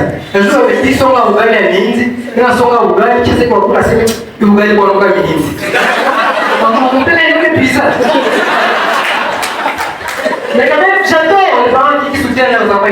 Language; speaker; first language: French; non-native, local second language; Swahili